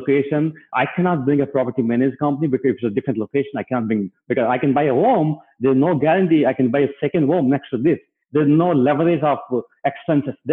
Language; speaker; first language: English; non-native, local second language; Telugu